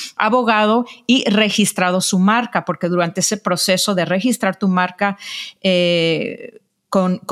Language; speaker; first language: Spanish; early bilingual, heritage; Spanish